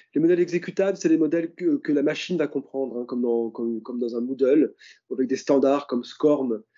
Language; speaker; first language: French; native; French